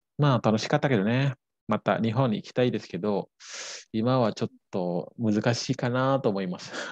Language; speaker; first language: Japanese; non-native, fluent; Balinese